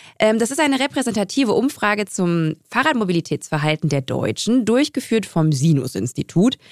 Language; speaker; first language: German; native; German